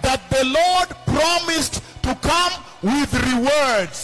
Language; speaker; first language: English; non-native, local second language; Luo (Kenya and Tanzania)